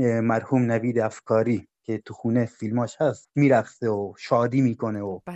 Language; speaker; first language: Persian; non-native, local second language; Baluchi